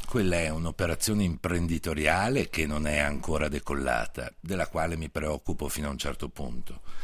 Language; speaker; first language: Italian; native; Italian